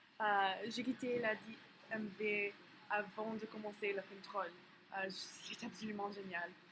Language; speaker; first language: French; non-native, learner; English